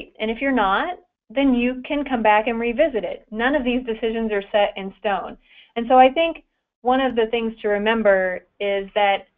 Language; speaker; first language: English; native; English